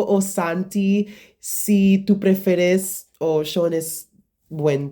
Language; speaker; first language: Spanish; non-native, learner; English